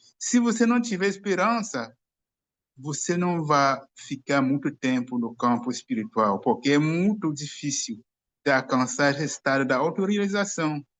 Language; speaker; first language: Portuguese; non-native, fluent; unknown